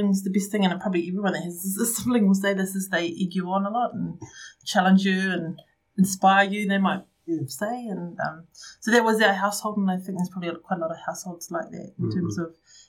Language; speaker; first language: English; native; English